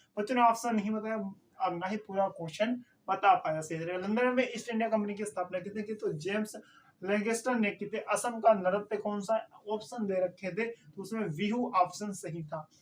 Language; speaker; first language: Hindi; native; Hindi